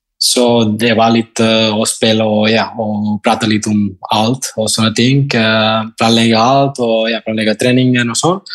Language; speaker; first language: Norwegian; non-native, fluent; Spanish